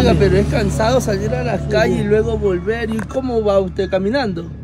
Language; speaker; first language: Spanish; native; Spanish